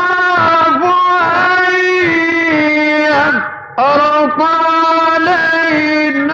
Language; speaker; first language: Arabic; native; Arabic